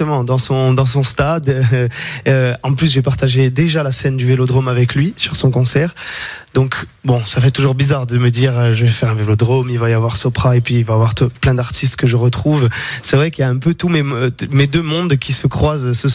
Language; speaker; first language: French; non-native, local second language; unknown